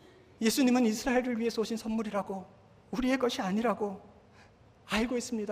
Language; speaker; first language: Korean; native; Korean